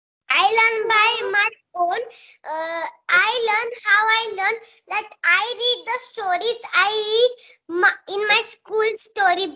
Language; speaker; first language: English; non-native, local second language; Marathi